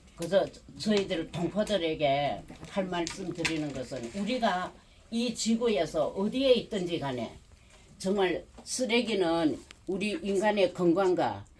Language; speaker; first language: Korean; early bilingual, heritage; Korean